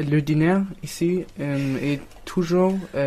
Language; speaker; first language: French; non-native, learner; German